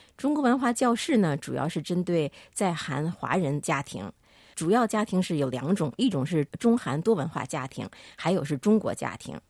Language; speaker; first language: Chinese; native; Chinese